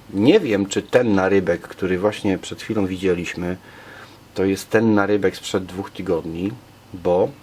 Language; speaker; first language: Polish; native; Polish